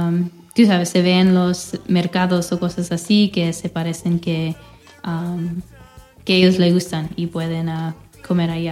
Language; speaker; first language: Spanish; non-native, fluent; English